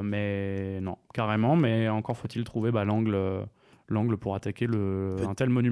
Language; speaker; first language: French; native; French